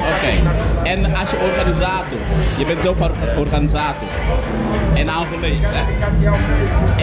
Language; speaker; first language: Dutch; non-native, fluent; Portuguese